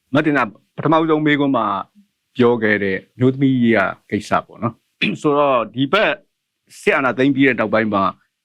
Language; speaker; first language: Burmese; native; Burmese